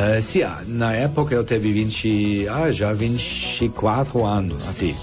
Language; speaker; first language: Portuguese; non-native, fluent; German